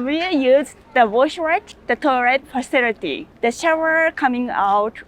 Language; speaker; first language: English; non-native, learner; Japanese